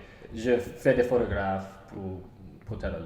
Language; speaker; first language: French; non-native, learner; English